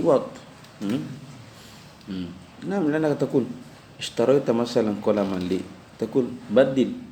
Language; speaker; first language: Arabic; non-native, fluent; Indonesian